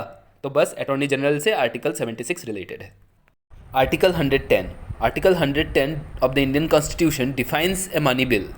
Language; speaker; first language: Hindi; native; Hindi